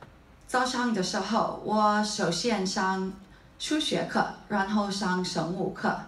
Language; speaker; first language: Chinese; non-native, learner; English